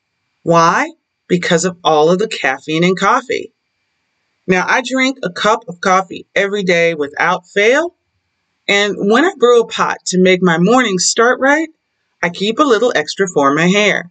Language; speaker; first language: English; native; English